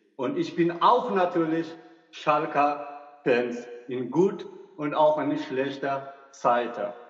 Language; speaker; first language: German; non-native, fluent; Persian